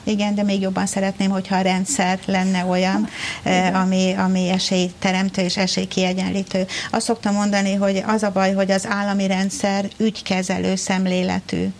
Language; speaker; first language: Hungarian; native; Hungarian